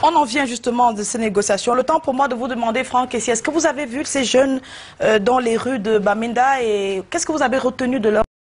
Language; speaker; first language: French; native; French